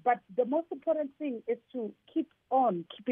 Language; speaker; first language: English; non-native, local second language; Tsonga